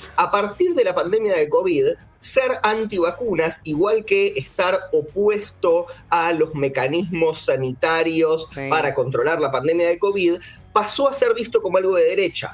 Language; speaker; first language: Spanish; native; Spanish